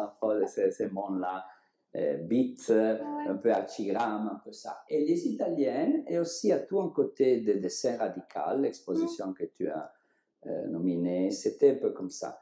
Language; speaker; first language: French; non-native, learner; Italian